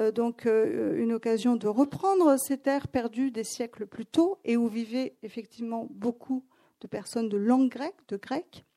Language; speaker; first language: French; non-native, fluent; Greek